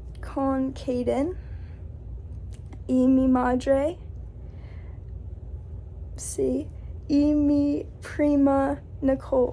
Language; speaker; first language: Spanish; non-native, learner; English